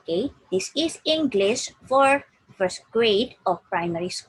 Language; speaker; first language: English; non-native, fluent; Indonesian